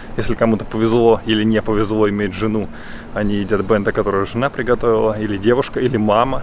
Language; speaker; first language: Russian; native; Russian